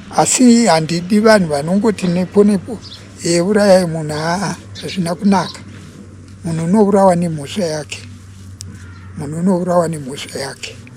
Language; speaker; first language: Shona; non-native, local second language; Venda